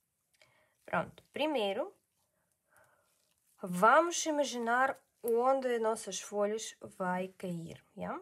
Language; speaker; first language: Portuguese; non-native, learner; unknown